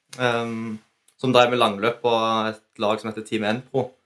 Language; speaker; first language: Norwegian; native; Norwegian